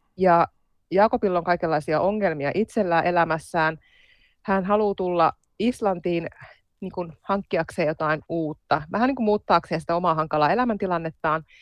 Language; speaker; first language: Finnish; native; Finnish